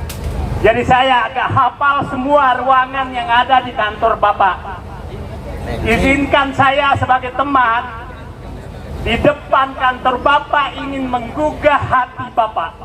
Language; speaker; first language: Indonesian; native; Indonesian